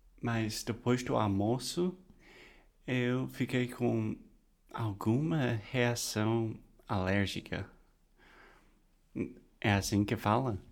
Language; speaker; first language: Portuguese; non-native, fluent; English